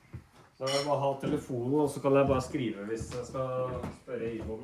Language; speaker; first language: Norwegian; native; Norwegian